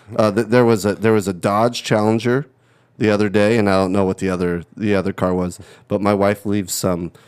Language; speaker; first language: English; native; English